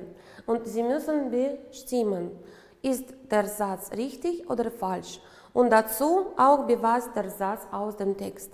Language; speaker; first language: German; non-native, fluent; Uzbek